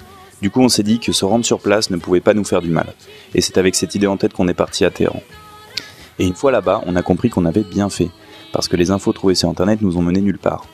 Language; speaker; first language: French; native; French